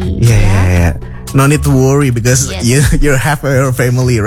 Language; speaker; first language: English; non-native, fluent; Indonesian